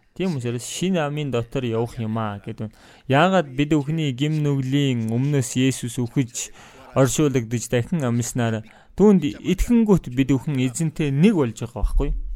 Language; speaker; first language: Mongolian; non-native, fluent; Korean